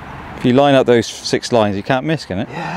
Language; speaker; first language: English; native; English